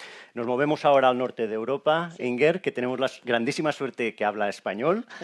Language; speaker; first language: Spanish; native; Spanish